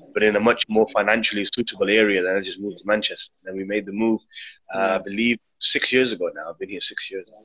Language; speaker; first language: English; native; English